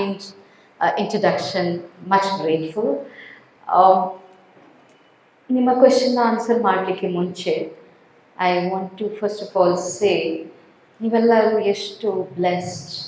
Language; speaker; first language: Kannada; non-native, local second language; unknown